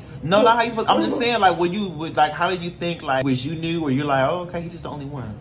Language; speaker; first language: English; native; English